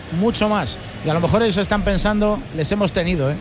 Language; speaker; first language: Spanish; native; Spanish